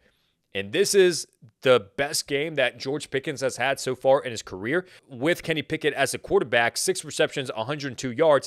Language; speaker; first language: English; native; English